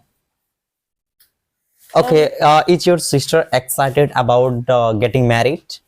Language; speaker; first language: English; non-native, local second language; Odia